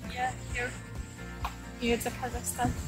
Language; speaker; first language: English; non-native, learner; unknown